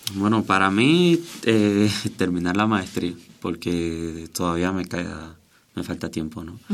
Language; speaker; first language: Spanish; native; Spanish